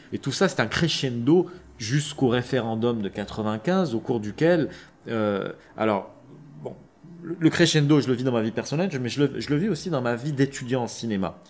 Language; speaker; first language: French; non-native, local second language; Arabic